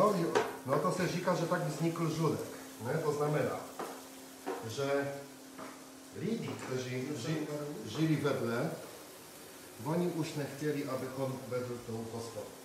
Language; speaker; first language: Czech; non-native, fluent; Polish